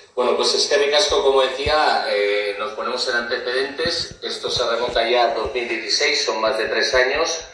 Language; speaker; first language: Spanish; native; Spanish